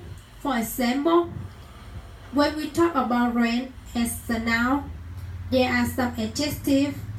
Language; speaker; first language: English; non-native, learner; Vietnamese